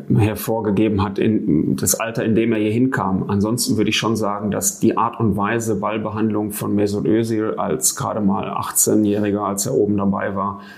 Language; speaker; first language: German; native; German